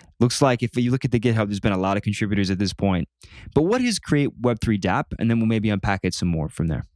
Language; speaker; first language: English; native; English